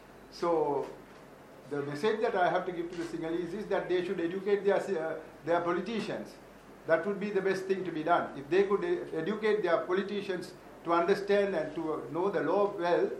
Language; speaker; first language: English; non-native, local second language; Tamil